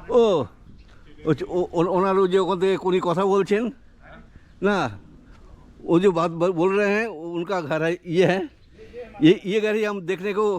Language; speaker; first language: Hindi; non-native, local second language; Bangla